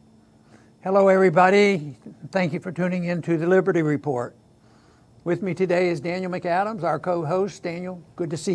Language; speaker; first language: English; native; English